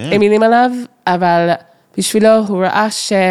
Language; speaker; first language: Hebrew; non-native, fluent; English